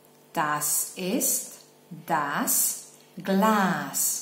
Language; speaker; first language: German; non-native, fluent; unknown